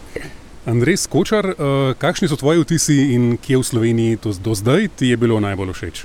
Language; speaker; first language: Slovenian; native; Slovenian